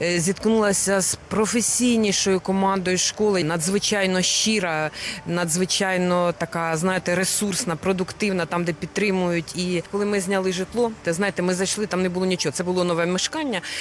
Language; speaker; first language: Ukrainian; native; Ukrainian